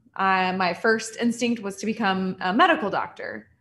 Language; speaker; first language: English; native; English